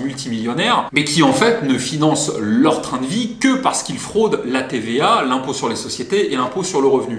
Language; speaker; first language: French; native; French